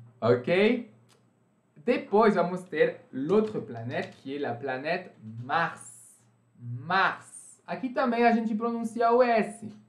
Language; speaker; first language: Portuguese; non-native, fluent; French